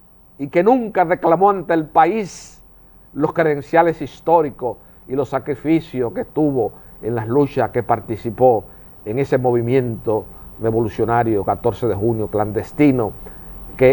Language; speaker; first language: Spanish; native; Spanish